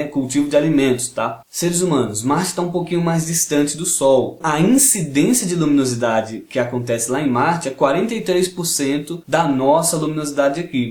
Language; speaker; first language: Portuguese; native; Portuguese